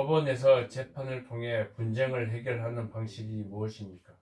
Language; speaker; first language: Korean; native; Korean